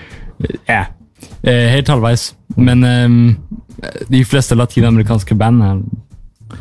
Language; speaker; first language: Norwegian; non-native, learner; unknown